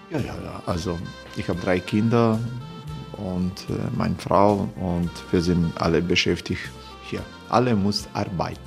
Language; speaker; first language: German; non-native, learner; Croatian